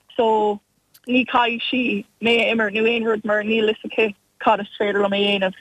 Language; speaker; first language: Irish; non-native, local second language; English